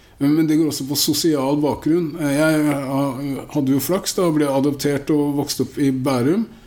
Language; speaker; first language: Norwegian; native; Norwegian